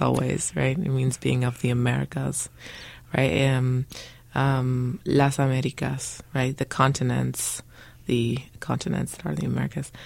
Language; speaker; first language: English; early bilingual, other home language; Spanish